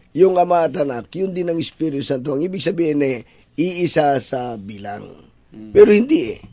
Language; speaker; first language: Filipino; non-native, local second language; Iloko